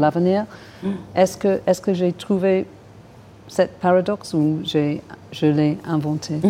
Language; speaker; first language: French; non-native, fluent; English